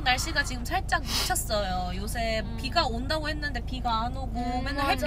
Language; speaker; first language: Korean; non-native, fluent; Japanese